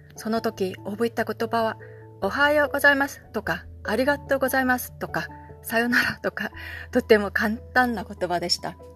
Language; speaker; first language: Japanese; non-native, learner; Korean